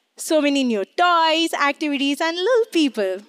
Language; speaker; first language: English; non-native, local second language; Hindi